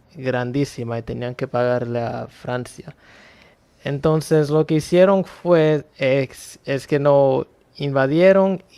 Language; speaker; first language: Spanish; early bilingual, other home language; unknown